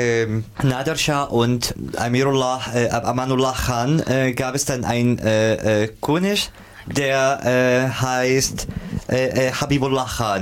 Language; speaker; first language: German; non-native, fluent; Arabic